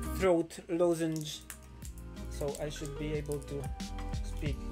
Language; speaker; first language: English; non-native, fluent; Polish